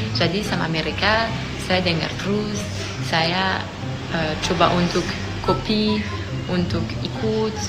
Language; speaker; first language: Indonesian; non-native, fluent; French